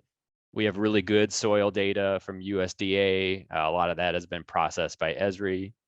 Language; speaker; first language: English; native; English